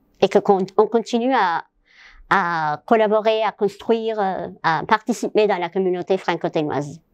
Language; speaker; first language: French; non-native, fluent; Spanish